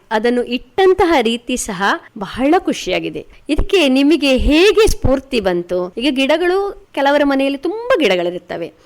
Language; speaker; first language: Kannada; native; Kannada